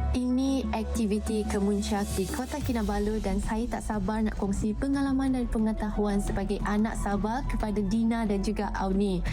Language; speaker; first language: Malay; native; Malay